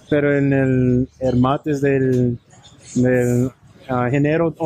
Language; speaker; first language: Spanish; non-native, learner; English